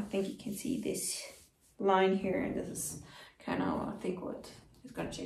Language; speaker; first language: English; non-native, fluent; German